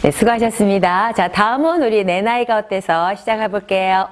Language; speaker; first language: Korean; native; Korean